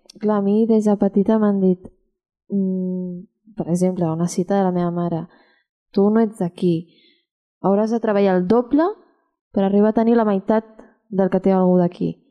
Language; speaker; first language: Catalan; early bilingual, other home language; Chinese